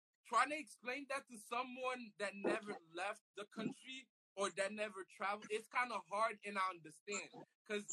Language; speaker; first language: English; non-native, fluent; Haitian Creole